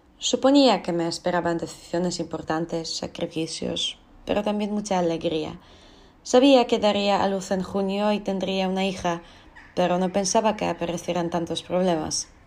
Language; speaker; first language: Spanish; non-native, learner; Polish